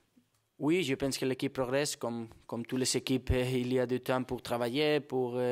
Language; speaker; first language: French; non-native, fluent; Spanish